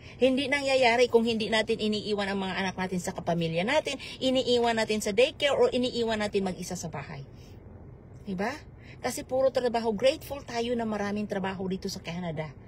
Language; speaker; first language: Filipino; native; Filipino